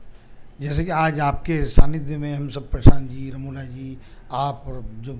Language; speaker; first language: Hindi; native; Hindi